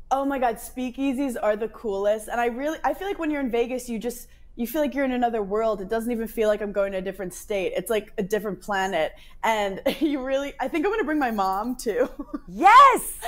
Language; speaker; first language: English; native; English